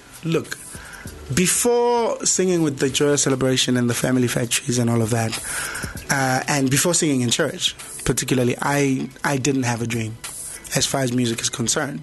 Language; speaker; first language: English; non-native, local second language; Zulu